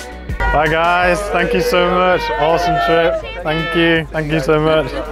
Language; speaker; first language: English; native; English